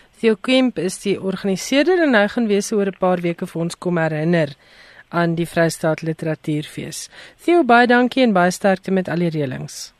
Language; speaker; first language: Afrikaans; native; Afrikaans